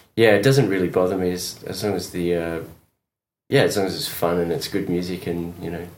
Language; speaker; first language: English; native; English